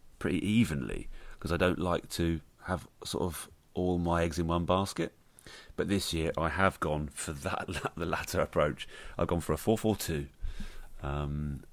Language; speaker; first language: English; native; English